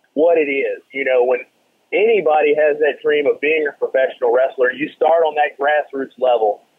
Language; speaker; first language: English; native; English